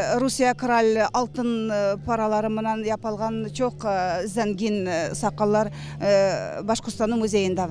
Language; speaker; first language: Turkish; non-native, learner; Bashkir